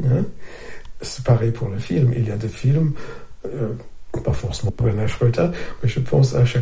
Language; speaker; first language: French; non-native, fluent; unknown